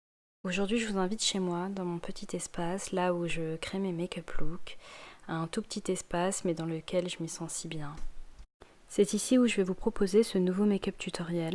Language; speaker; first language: French; native; French